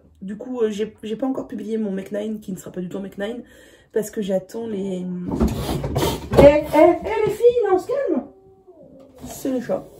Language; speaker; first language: French; native; French